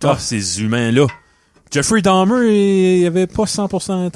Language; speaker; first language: French; native; French